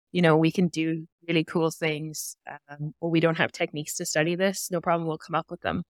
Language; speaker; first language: English; native; English